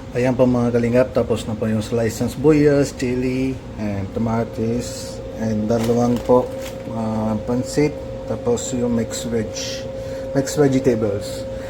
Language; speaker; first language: Filipino; non-native, local second language; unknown